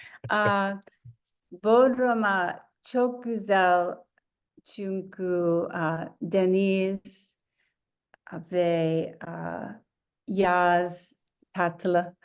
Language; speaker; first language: Turkish; non-native, learner; English